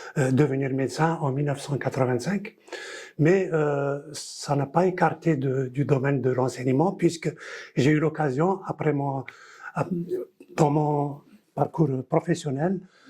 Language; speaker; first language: French; non-native, local second language; Kabyle